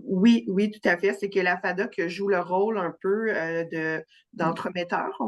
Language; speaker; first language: French; native; French